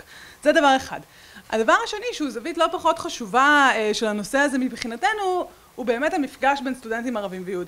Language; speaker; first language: Hebrew; native; Hebrew